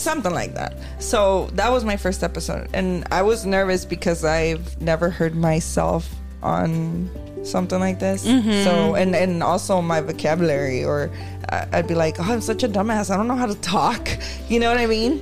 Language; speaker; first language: English; native; English